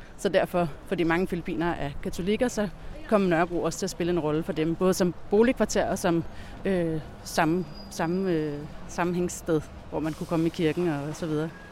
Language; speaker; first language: Danish; native; Danish